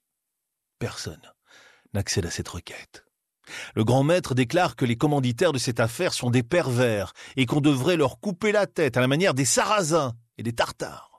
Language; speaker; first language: French; native; French